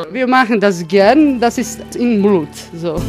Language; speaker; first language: German; non-native, learner; Croatian